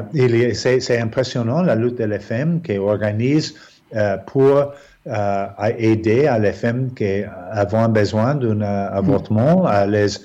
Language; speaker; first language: French; non-native, fluent; English